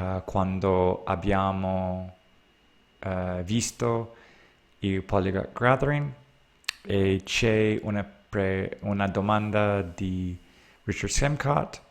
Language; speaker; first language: Italian; non-native, learner; English